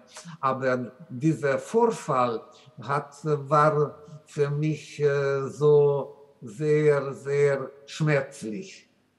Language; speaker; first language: German; non-native, learner; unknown